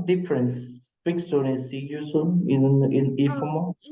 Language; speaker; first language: English; non-native, learner; Vietnamese